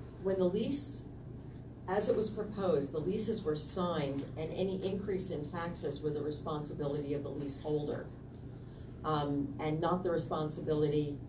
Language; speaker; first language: English; native; English